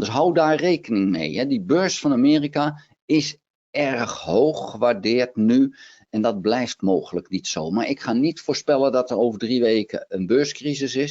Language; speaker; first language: Dutch; native; Dutch